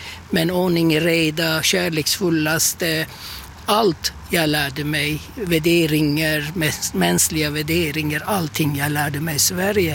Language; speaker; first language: Swedish; non-native, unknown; Turkish